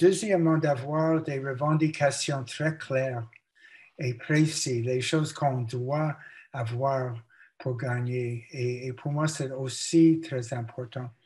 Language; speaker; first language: French; non-native, fluent; English